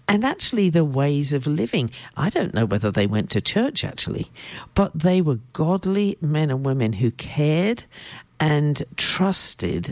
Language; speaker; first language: English; native; English